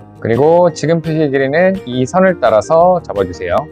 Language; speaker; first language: Korean; native; Korean